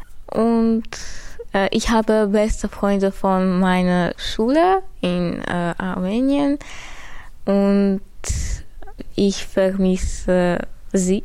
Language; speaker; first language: German; early bilingual, other home language; Armenian